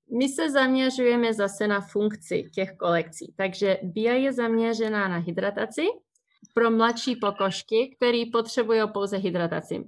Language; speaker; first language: Czech; early bilingual, heritage; Czech